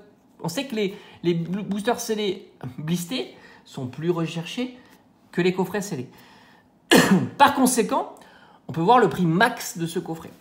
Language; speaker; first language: French; native; French